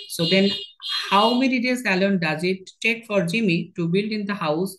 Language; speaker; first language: English; non-native, local second language; Bangla